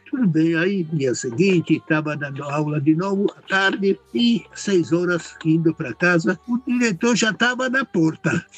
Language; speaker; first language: Portuguese; non-native, fluent; Czech